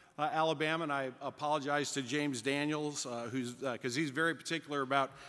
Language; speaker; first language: English; native; English